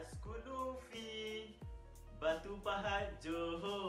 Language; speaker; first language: Arabic; non-native, learner; Malay